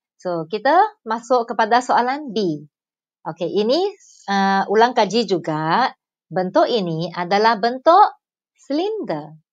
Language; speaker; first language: Malay; non-native, local second language; Chinese